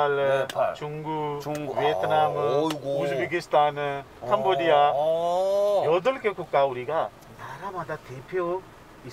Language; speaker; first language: Korean; non-native, fluent; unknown